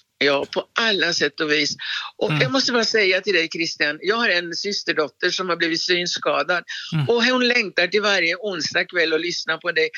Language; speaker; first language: Swedish; native; Swedish